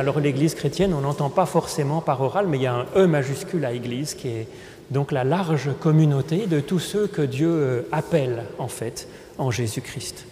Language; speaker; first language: French; native; French